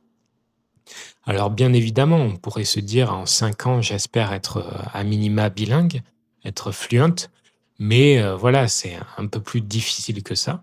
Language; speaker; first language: French; native; French